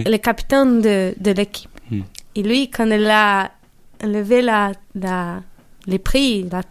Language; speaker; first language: French; non-native, learner; Portuguese